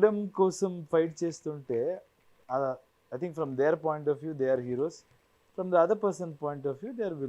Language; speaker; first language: Telugu; non-native, learner; Kannada